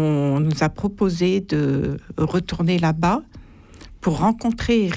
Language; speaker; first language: French; native; French